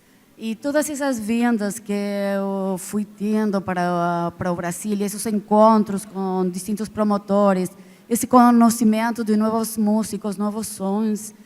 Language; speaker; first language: Portuguese; non-native, fluent; Spanish